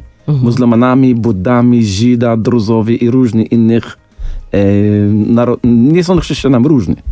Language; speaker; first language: Polish; non-native, fluent; Arabic